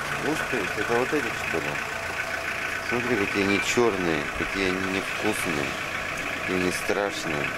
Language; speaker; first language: Russian; native; Russian